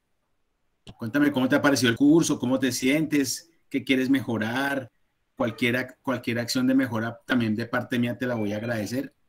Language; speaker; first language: Spanish; native; Spanish